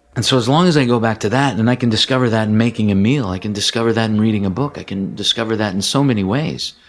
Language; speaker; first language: English; native; English